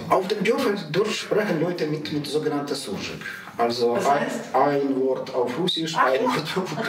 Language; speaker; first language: German; non-native, learner; Ukrainian